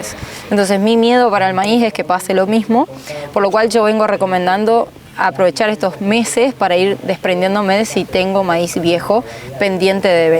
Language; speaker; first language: Spanish; native; Spanish